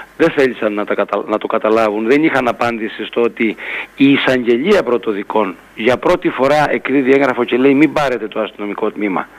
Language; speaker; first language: Greek; native; Greek